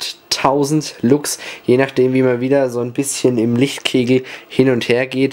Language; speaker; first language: German; native; German